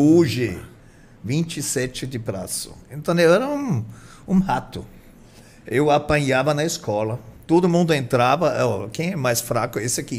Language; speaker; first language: Portuguese; non-native, fluent; German